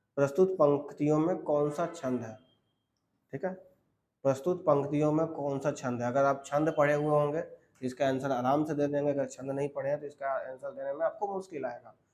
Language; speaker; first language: Hindi; native; Hindi